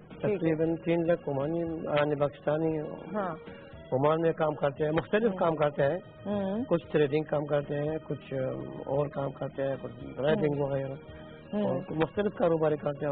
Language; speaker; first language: Hindi; non-native, learner; Arabic